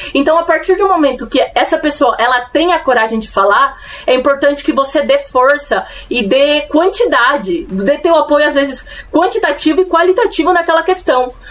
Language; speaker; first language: Portuguese; early bilingual, other home language; Spanish